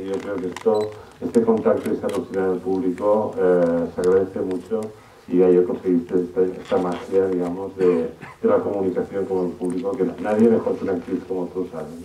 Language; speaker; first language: Spanish; native; Spanish